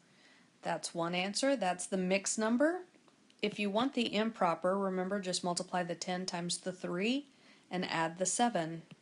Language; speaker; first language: English; native; English